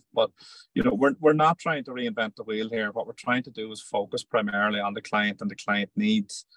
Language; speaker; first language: English; native; English